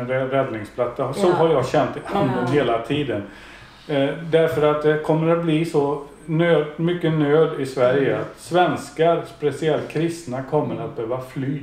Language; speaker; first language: Swedish; native; Swedish